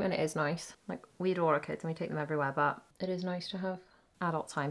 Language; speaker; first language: English; native; English